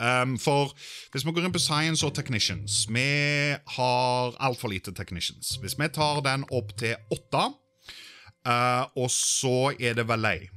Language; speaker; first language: Norwegian; native; Norwegian